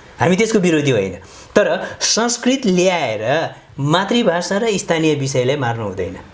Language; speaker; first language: Nepali; non-native, local second language; Eastern Tamang